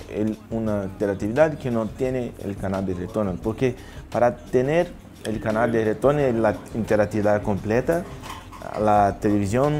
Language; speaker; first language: Spanish; non-native, learner; Portuguese